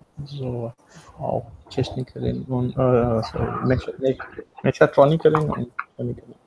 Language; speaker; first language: German; non-native, learner; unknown